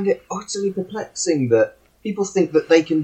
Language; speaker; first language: English; native; English